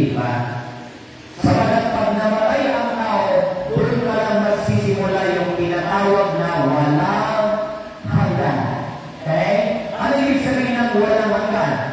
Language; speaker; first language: Filipino; non-native, local second language; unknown